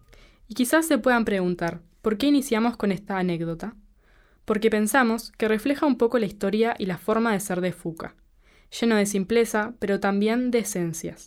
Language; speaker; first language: Spanish; native; Spanish